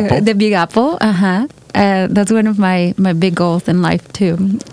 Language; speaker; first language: English; non-native, fluent; Spanish